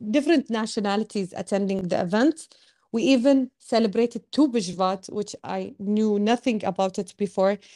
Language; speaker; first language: English; non-native, fluent; Arabic